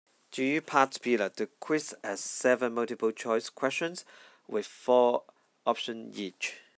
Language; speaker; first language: English; non-native, local second language; Cantonese